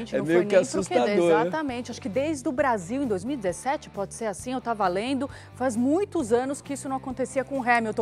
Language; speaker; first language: Portuguese; native; Portuguese